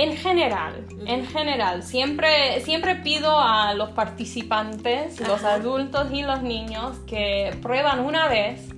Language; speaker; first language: Spanish; non-native, fluent; English